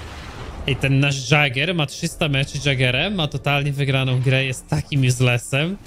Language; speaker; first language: Polish; native; Polish